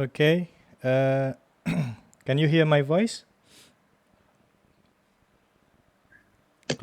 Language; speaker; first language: English; non-native, fluent; Indonesian